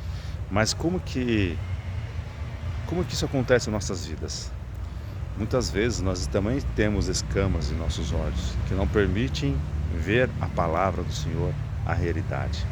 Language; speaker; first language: Portuguese; native; Portuguese